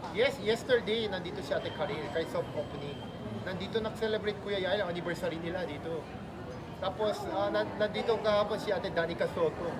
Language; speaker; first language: Filipino; non-native, fluent; Korean